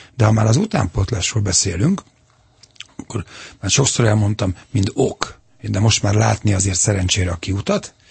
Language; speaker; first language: Hungarian; native; Hungarian